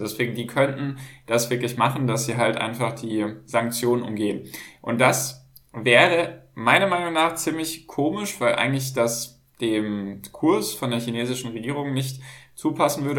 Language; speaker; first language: German; native; German